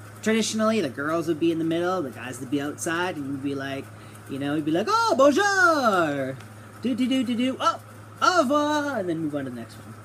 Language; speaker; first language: English; native; English